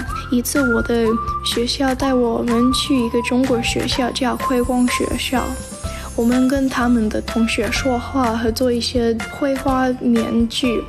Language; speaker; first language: Chinese; non-native, learner; English